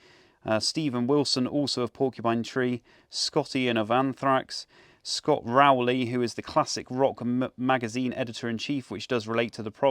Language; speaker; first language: English; native; English